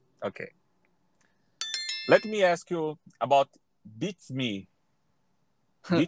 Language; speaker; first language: English; non-native, learner; Portuguese